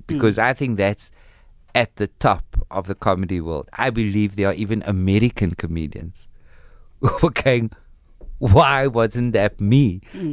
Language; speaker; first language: English; early bilingual, other home language; Afrikaans